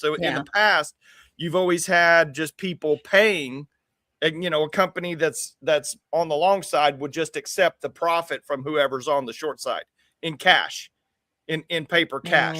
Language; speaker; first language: English; native; English